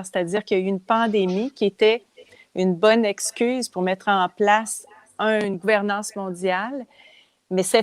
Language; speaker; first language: French; native; French